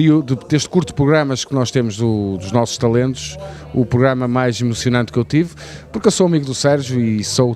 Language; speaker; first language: Portuguese; native; Portuguese